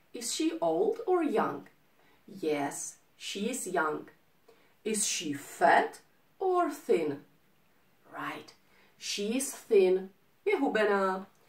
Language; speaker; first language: English; non-native, fluent; Czech